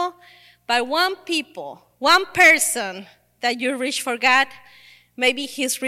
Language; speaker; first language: English; non-native, learner; Spanish